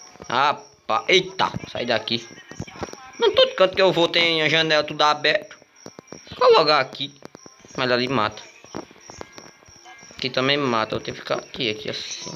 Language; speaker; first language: Portuguese; native; Portuguese